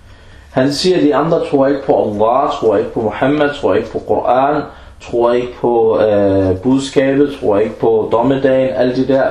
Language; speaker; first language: Danish; early bilingual, other home language; Arabic